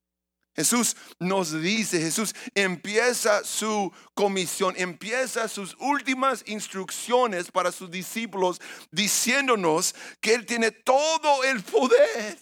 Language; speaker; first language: Spanish; early bilingual, heritage; English